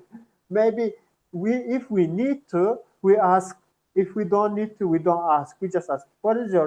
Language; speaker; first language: English; non-native, fluent; Turkmen